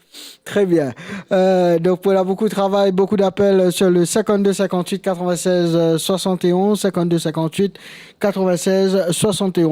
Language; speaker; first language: French; non-native, local second language; Morisyen